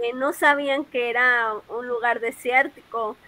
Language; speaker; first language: Spanish; native; Spanish